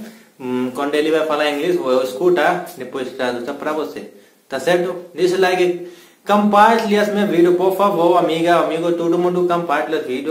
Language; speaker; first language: Portuguese; non-native, learner; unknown